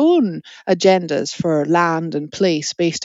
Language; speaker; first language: English; native; English